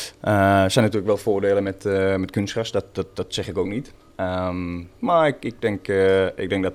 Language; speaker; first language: Dutch; non-native, fluent; Swedish